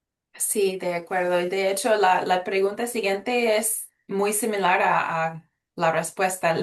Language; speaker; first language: Spanish; early bilingual, heritage; Spanish